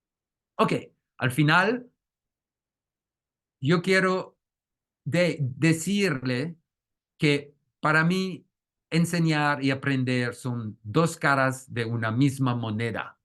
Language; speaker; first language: Spanish; non-native, fluent; French